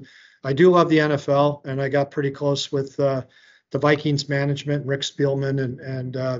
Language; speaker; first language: English; native; English